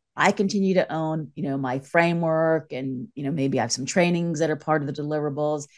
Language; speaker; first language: English; native; English